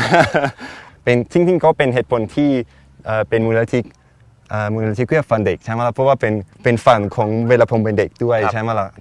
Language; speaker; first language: Thai; non-native, fluent; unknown